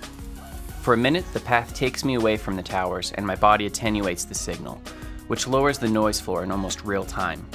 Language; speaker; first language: English; native; English